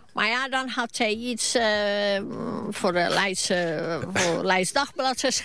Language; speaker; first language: Dutch; non-native, fluent; Finnish